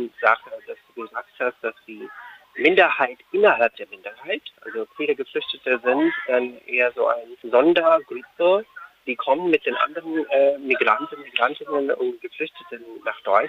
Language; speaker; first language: German; non-native, fluent; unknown